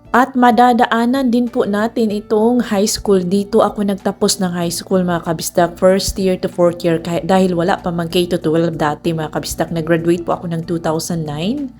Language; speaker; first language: Filipino; non-native, local second language; Cebuano